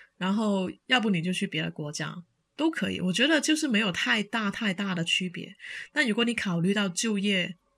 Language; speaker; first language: Chinese; non-native, local second language; Cantonese